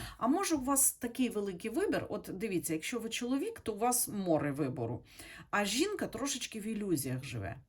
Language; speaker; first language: Ukrainian; non-native, local second language; Russian